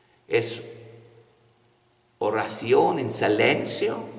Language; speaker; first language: Spanish; non-native, fluent; English